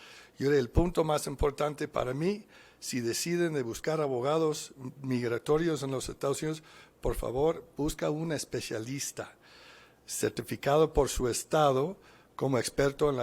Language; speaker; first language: Spanish; non-native, fluent; English